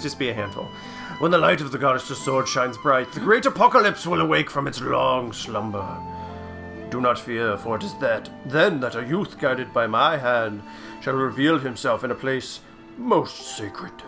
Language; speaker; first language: English; native; English